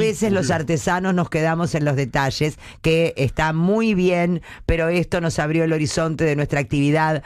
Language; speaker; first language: Spanish; native; Spanish